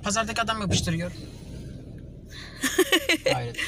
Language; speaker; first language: Turkish; native; Turkish